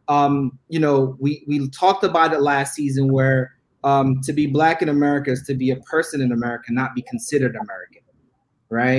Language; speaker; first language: English; native; English